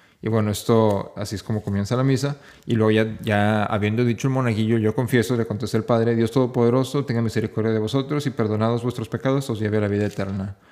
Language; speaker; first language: Spanish; native; Spanish